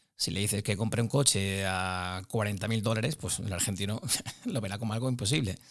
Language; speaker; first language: Spanish; native; Spanish